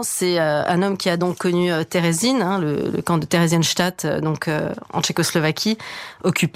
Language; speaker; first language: French; native; French